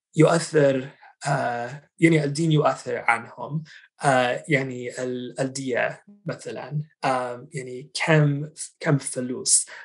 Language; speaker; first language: Arabic; non-native, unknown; English